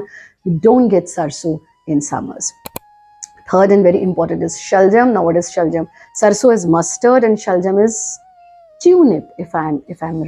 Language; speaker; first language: English; non-native, local second language; Hindi